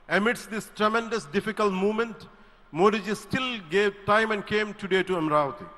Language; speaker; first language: English; non-native, local second language; Telugu